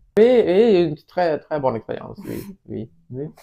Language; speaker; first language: French; non-native, learner; Swedish